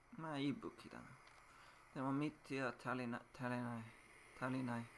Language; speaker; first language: Japanese; non-native, learner; English